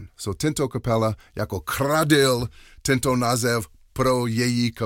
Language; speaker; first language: Czech; non-native, learner; English